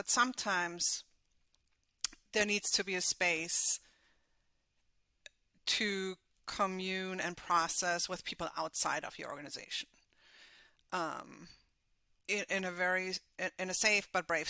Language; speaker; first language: English; non-native, fluent; German